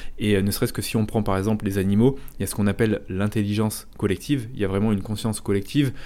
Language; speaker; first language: French; native; French